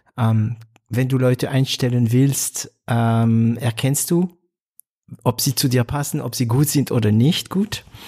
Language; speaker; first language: German; non-native, fluent; French